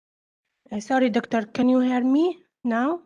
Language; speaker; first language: English; non-native, learner; Arabic